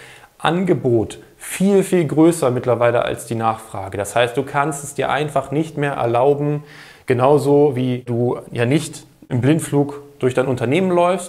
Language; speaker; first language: German; native; German